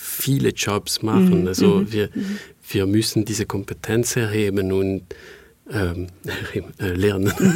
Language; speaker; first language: German; non-native, fluent; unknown